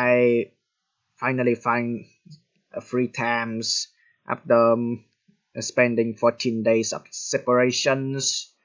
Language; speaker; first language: English; non-native, fluent; Vietnamese